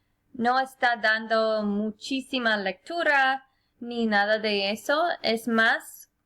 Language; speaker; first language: Spanish; non-native, fluent; English